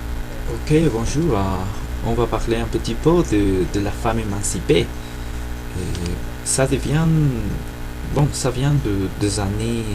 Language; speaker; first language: French; non-native, fluent; Spanish